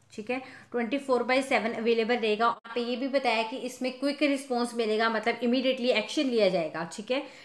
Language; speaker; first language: Hindi; non-native, local second language; Punjabi